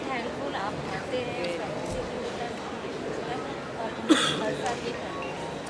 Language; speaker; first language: Hindi; native; Hindi